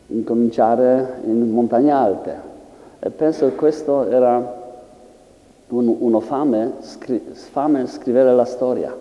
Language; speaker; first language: Italian; non-native, learner; Polish